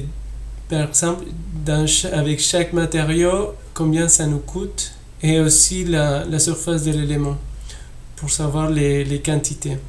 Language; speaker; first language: French; non-native, fluent; Spanish